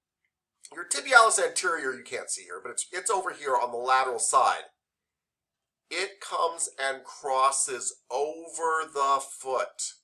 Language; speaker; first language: English; native; English